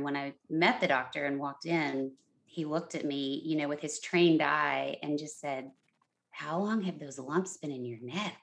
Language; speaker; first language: English; native; English